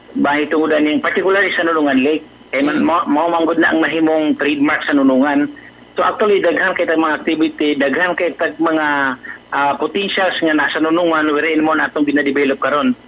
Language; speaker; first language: Cebuano; non-native, local second language; Maranao